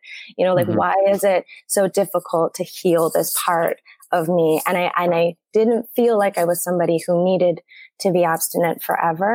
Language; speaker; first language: English; native; English